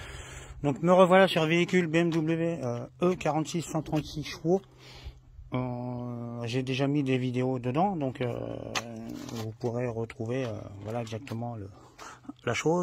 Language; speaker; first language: French; native; French